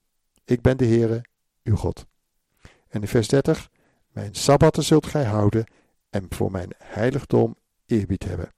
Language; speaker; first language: Dutch; native; Dutch